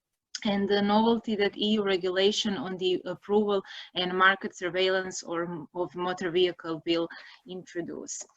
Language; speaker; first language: English; non-native, fluent; Croatian